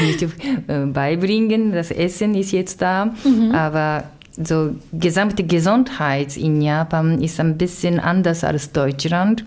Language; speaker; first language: German; non-native, learner; Japanese